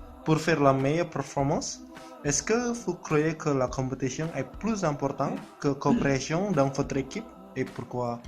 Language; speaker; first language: French; non-native, learner; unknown